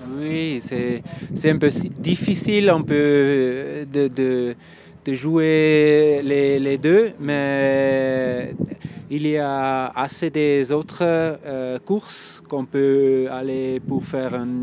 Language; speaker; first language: French; non-native, local second language; German